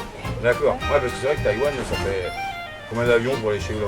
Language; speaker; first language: French; native; French